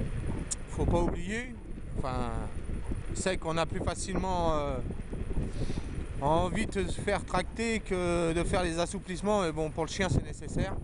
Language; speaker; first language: French; native; French